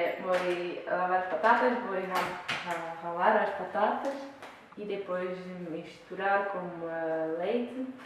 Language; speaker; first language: Portuguese; non-native, fluent; Czech